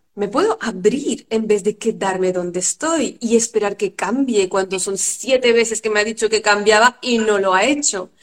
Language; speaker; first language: Spanish; non-native, fluent; French